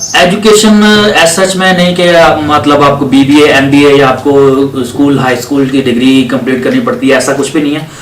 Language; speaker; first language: Urdu; non-native, local second language; Punjabi